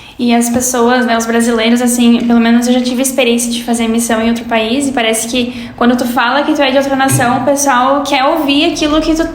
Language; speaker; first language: Portuguese; native; Portuguese